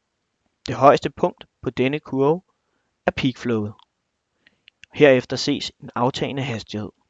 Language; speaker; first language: Danish; native; Danish